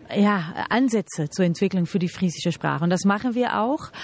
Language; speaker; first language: German; non-native, fluent; Portuguese